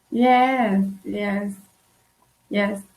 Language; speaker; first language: English; non-native, learner; Portuguese